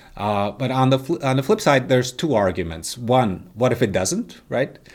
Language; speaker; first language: English; non-native, fluent; Latvian